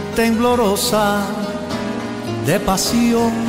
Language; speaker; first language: Spanish; native; Spanish